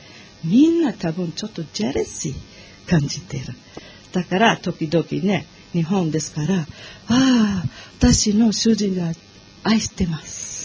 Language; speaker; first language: Japanese; non-native, learner; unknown